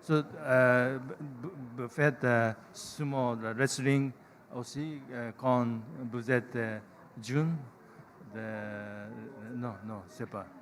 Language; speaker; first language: French; non-native, learner; Japanese